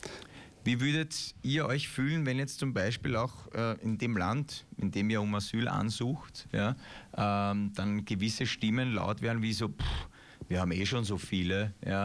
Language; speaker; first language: German; native; German